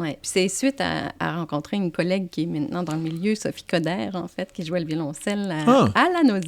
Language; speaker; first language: French; native; French